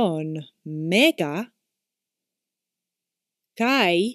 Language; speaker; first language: Greek; non-native, fluent; English